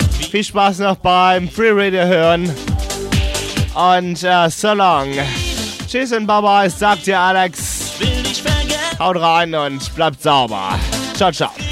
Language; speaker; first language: German; native; German